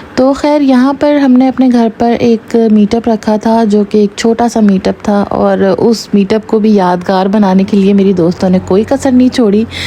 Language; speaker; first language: Urdu; native; Urdu